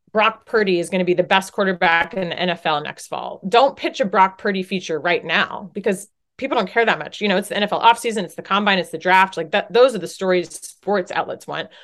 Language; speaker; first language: English; native; English